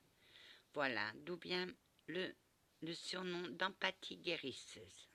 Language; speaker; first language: French; early bilingual, other home language; Portuguese